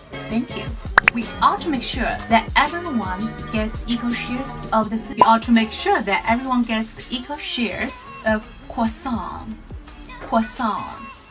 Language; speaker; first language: English; non-native, fluent; Chinese